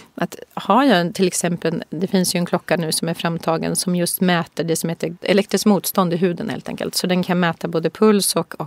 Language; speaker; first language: Swedish; native; Swedish